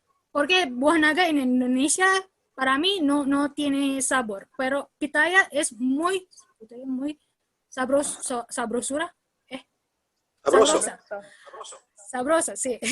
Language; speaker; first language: Spanish; non-native, learner; Indonesian